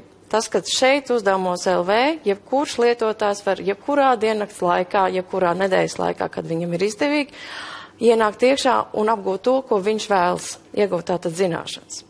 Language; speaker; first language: Latvian; native; Latvian